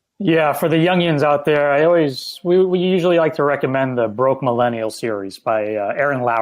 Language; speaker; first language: English; native; English